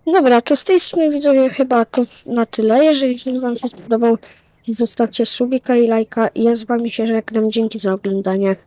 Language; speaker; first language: Polish; native; Polish